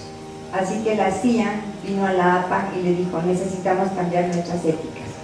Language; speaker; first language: Spanish; native; Spanish